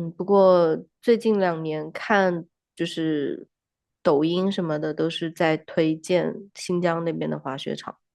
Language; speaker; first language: Chinese; native; Chinese